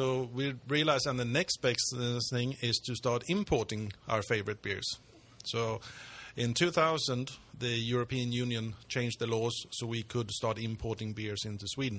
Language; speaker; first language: English; non-native, fluent; Swedish